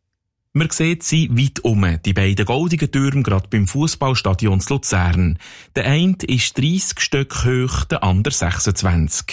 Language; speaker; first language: German; native; German